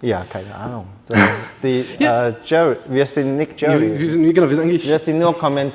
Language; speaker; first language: German; non-native, learner; Chinese